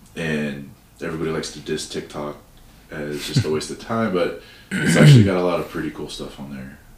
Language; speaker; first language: English; native; English